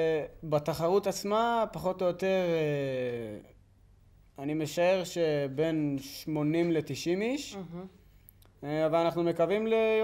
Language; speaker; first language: Hebrew; native; Hebrew